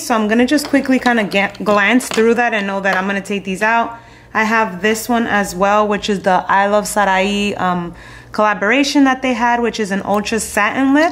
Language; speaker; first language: English; native; English